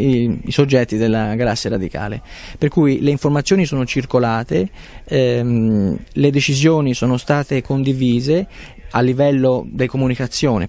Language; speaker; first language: Italian; native; Italian